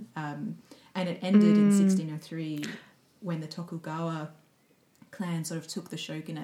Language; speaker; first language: English; native; English